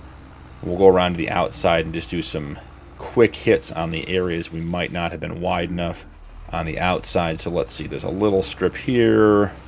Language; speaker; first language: English; native; English